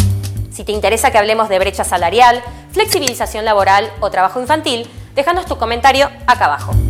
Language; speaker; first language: Spanish; native; Spanish